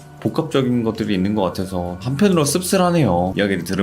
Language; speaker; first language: Korean; native; Korean